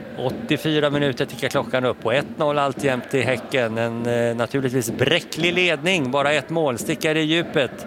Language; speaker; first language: Swedish; native; Swedish